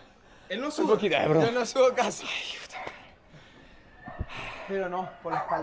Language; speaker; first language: Spanish; native; Spanish